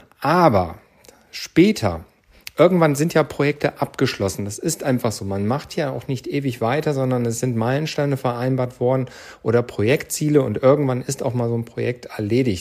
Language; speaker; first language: German; native; German